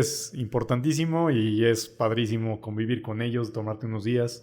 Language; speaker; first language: Spanish; native; Spanish